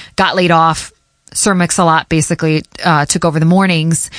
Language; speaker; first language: English; early bilingual, other home language; Portuguese